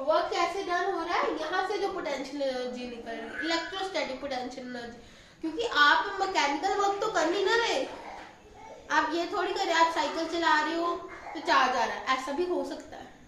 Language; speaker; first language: Hindi; native; Hindi